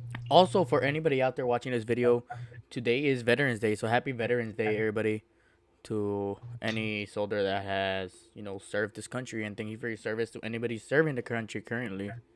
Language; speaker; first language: English; early bilingual, other home language; Spanish